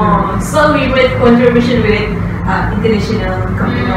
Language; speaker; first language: English; non-native, local second language; Malay